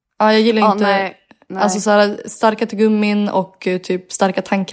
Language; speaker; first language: Swedish; native; Swedish